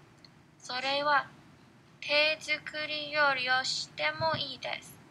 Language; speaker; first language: Japanese; non-native, learner; English